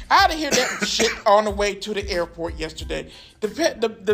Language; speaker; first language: English; native; English